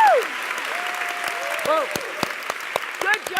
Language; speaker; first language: English; native; English